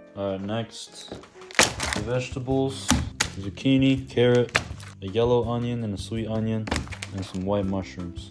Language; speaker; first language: English; early bilingual, other home language; Japanese